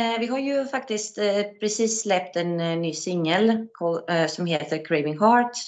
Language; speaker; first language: Swedish; non-native, fluent; Greek